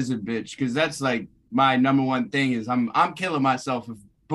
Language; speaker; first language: English; native; English